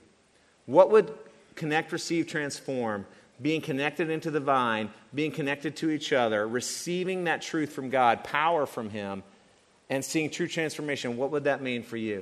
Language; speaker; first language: English; native; English